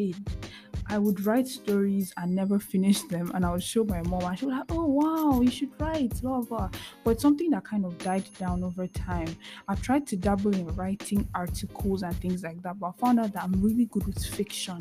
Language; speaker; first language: English; non-native, local second language; Igbo